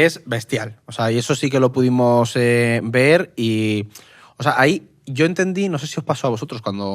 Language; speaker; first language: Spanish; native; Spanish